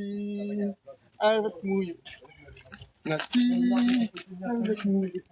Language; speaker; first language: French; native; French